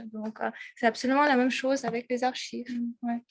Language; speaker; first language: French; non-native, fluent; Russian